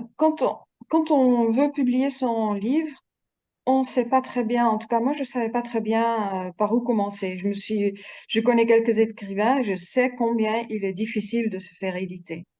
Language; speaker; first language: French; non-native, fluent; Dutch